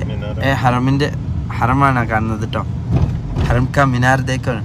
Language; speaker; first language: Hindi; non-native, local second language; Malayalam